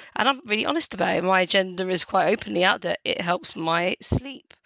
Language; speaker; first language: English; native; English